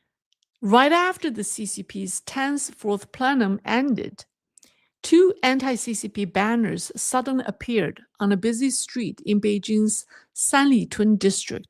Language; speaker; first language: English; non-native, fluent; Chinese